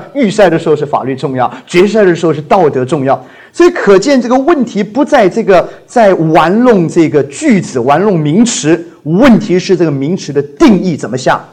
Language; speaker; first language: Chinese; non-native, local second language; Cantonese